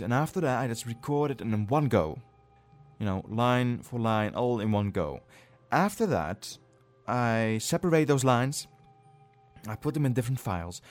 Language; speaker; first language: English; non-native, fluent; Dutch